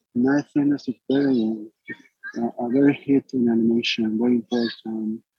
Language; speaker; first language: English; non-native, learner; Spanish